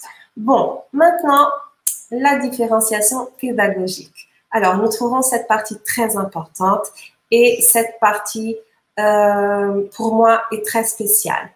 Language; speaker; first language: French; early bilingual, other home language; Portuguese